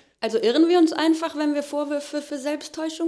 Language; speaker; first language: German; native; German